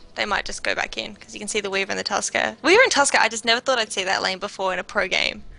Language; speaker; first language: English; native; English